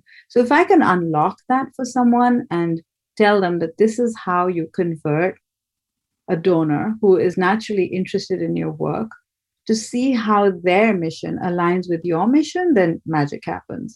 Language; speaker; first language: English; non-native, local second language; Bangla